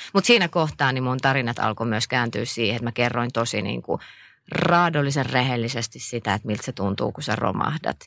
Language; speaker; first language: Finnish; native; Finnish